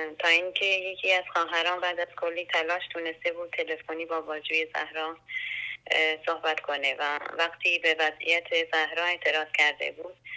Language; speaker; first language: Persian; non-native, local second language; Central Kurdish